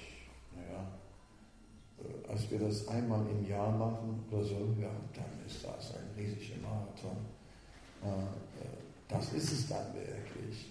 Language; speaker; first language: German; non-native, fluent; Dutch